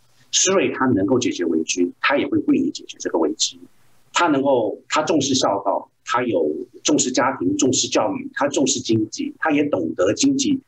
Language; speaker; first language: Chinese; native; Chinese